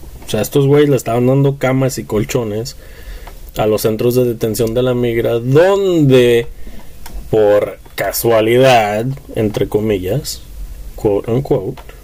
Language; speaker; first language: Spanish; early bilingual, heritage; Spanish